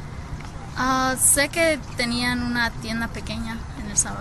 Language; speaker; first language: Spanish; early bilingual, heritage; Spanish